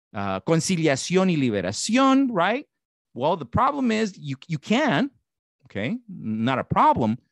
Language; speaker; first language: English; non-native, fluent; Spanish